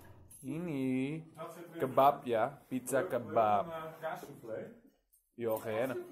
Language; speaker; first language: Indonesian; non-native, learner; Dutch